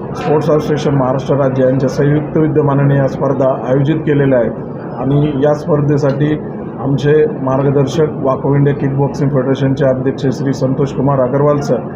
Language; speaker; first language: Hindi; native; Hindi